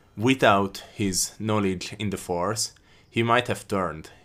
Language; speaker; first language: English; non-native, fluent; Hungarian